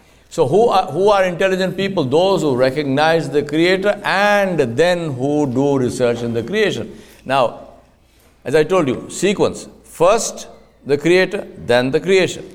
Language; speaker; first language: English; non-native, local second language; Urdu